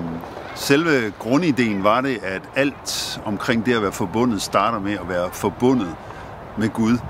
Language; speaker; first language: Danish; native; Danish